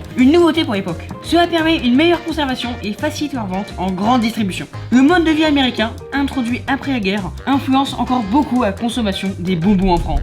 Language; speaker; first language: French; native; French